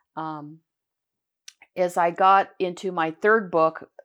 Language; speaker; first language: English; native; English